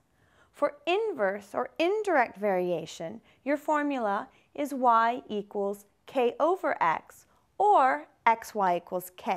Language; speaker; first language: English; native; English